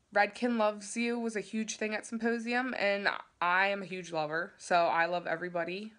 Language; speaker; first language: English; native; English